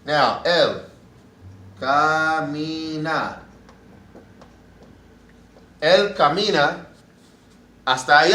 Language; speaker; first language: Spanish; non-native, learner; English